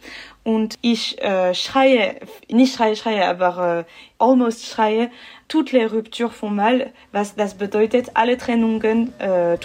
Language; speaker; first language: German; non-native, local second language; French